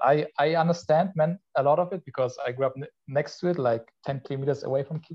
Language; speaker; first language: English; non-native, fluent; Polish